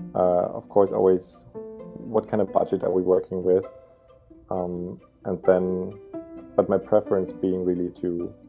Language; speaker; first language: English; non-native, fluent; German